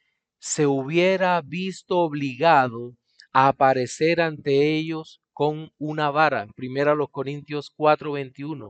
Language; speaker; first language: Spanish; native; Spanish